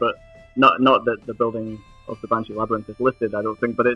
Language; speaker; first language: English; native; English